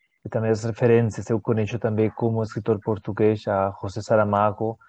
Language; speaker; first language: Portuguese; non-native, learner; Galician